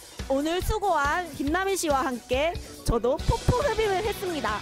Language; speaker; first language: Korean; native; Korean